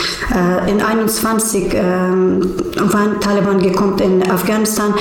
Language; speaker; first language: German; non-native, learner; Persian